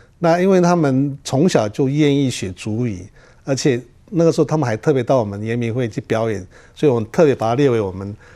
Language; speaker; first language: Chinese; non-native, local second language; Amis